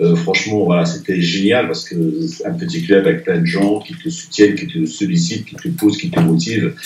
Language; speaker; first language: French; non-native, local second language; Arabic